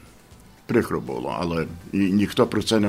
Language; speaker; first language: Ukrainian; early bilingual, heritage; Ukrainian